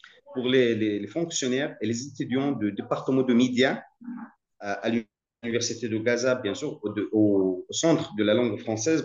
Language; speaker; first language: French; non-native, fluent; Arabic